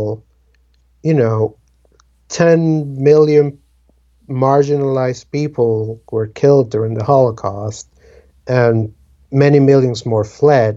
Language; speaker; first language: English; non-native, fluent; Spanish